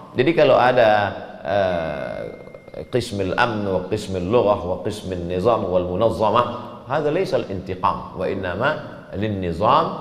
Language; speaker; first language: Arabic; non-native, fluent; Indonesian